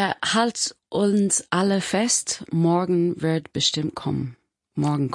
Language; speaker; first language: German; non-native, learner; English